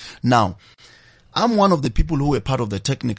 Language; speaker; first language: English; non-native, local second language; Venda